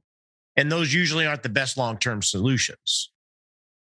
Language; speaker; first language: English; native; English